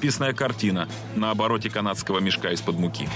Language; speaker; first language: Russian; native; Russian